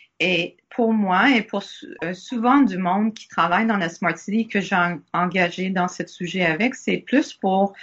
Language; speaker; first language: French; non-native, learner; English